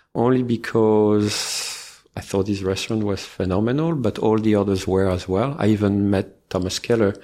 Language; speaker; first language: English; non-native, fluent; French